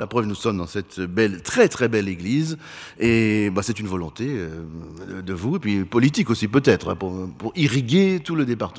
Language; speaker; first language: French; native; French